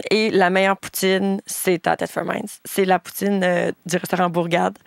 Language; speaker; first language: French; native; French